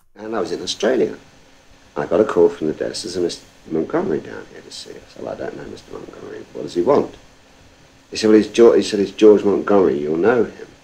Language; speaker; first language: English; native; English